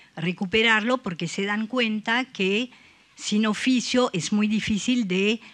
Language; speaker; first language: Spanish; non-native, fluent; French